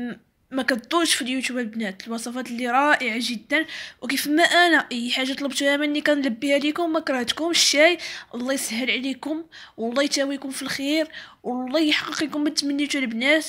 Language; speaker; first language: Arabic; native; Arabic